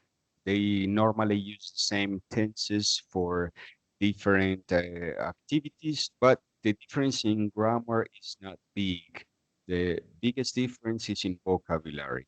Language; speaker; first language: English; non-native, fluent; Spanish